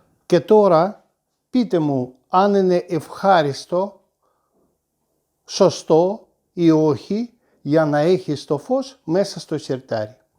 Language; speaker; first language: Greek; non-native, fluent; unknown